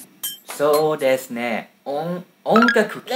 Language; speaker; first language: Japanese; non-native, learner; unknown